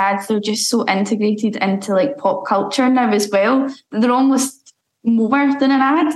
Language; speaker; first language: English; native; English